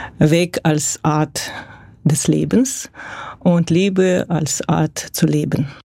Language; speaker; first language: German; non-native, fluent; Russian